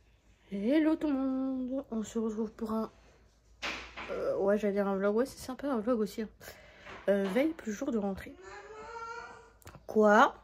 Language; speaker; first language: French; native; French